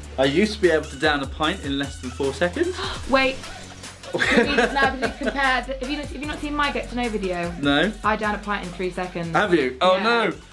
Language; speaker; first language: English; native; English